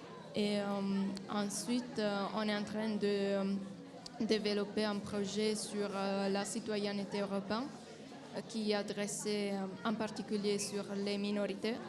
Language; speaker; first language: French; non-native, fluent; Italian